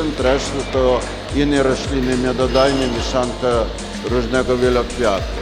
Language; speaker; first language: Polish; non-native, learner; Ukrainian